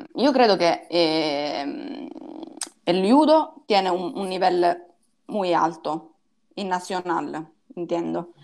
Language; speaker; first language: Spanish; non-native, learner; Italian